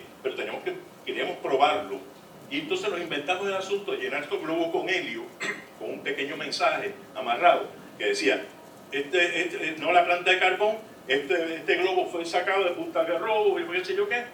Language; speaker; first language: Spanish; native; Spanish